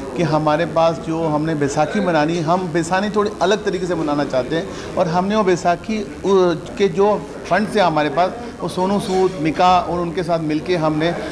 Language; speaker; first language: Hindi; non-native, local second language; Punjabi